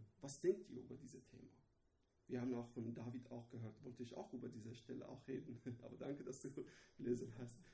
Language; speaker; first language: German; non-native, learner; Persian